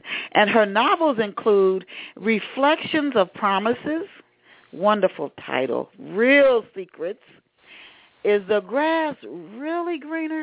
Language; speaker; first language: English; native; English